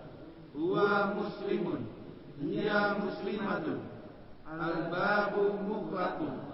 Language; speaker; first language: Arabic; non-native, learner; Indonesian